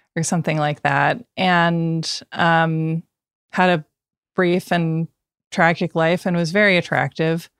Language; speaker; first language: English; native; English